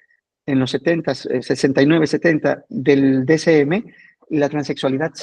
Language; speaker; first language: Spanish; native; Spanish